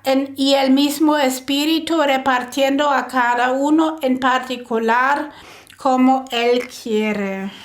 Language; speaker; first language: Spanish; non-native, fluent; German